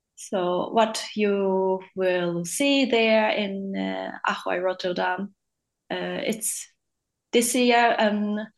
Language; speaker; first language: English; non-native, fluent; Japanese